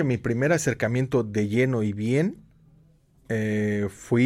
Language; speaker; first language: Spanish; native; Spanish